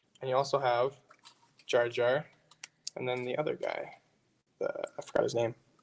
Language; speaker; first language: English; native; English